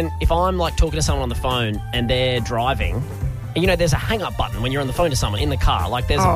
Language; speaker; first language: English; native; English